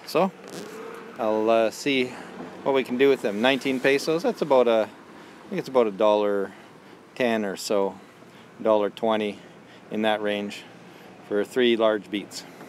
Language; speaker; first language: English; native; English